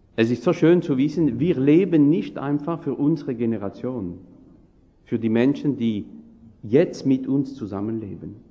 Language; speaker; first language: German; non-native, fluent; French